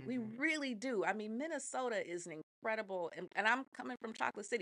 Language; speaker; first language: English; native; English